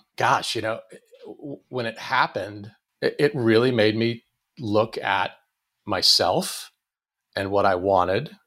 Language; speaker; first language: English; native; English